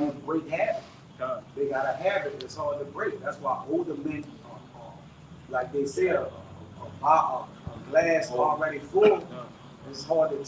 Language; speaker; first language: English; native; English